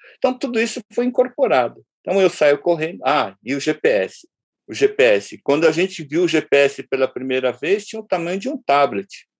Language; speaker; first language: Portuguese; early bilingual, other home language; Japanese